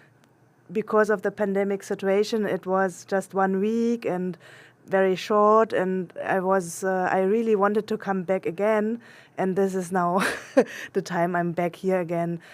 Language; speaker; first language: English; non-native, local second language; German